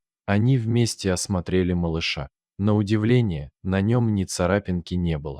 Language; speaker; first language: Russian; native; Russian